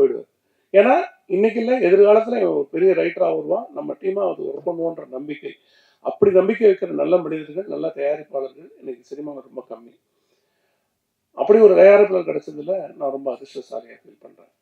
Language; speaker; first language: Tamil; native; Tamil